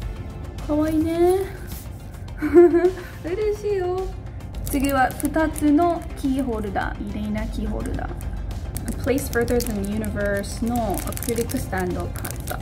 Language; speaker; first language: Japanese; non-native, learner; English